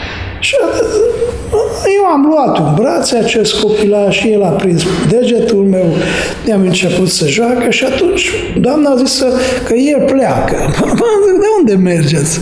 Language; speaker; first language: Romanian; non-native, fluent; Hungarian